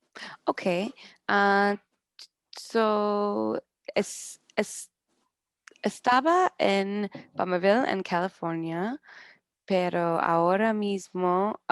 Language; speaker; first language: Spanish; non-native, learner; English